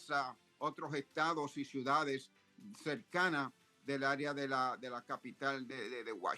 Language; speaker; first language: Spanish; native; Spanish